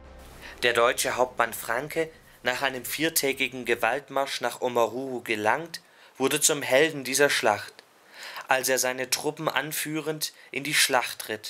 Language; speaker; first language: German; native; German